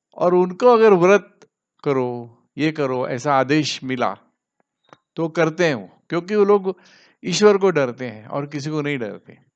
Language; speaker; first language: Hindi; non-native, local second language; Marathi